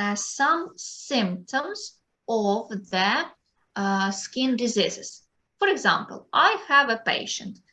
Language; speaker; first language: English; non-native, fluent; Ukrainian